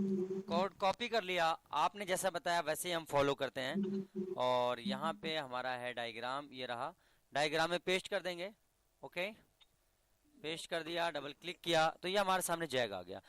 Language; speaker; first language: Hindi; native; Hindi